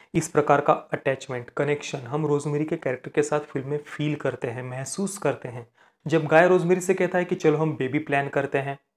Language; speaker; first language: Hindi; non-native, local second language; Marathi